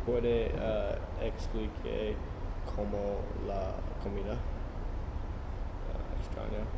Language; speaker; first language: Spanish; non-native, learner; English